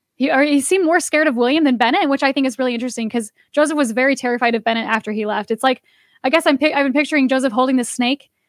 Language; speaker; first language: English; native; English